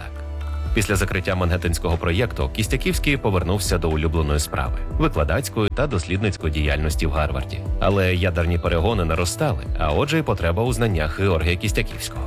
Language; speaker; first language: Ukrainian; native; Ukrainian